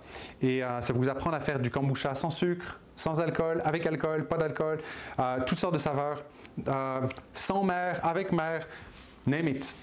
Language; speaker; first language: French; native; French